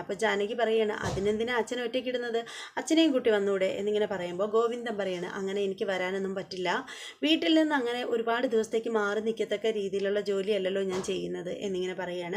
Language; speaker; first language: Malayalam; native; Malayalam